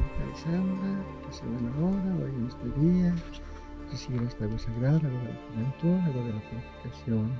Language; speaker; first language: Spanish; native; Spanish